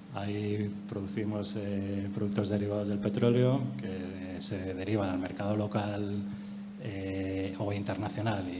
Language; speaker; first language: Spanish; native; Spanish